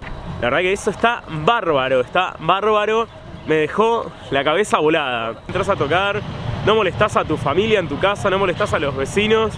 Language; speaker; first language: Spanish; native; Spanish